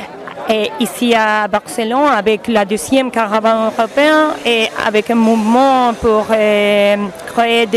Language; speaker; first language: French; non-native, learner; Spanish